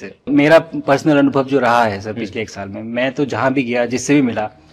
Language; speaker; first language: Hindi; native; Hindi